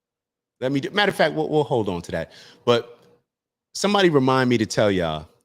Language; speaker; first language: English; native; English